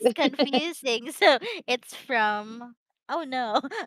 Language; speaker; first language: English; non-native, learner; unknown